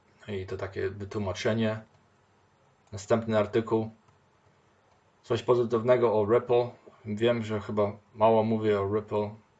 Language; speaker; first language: Polish; early bilingual, heritage; Polish